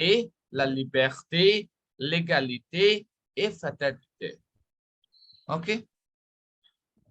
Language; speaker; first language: French; non-native, fluent; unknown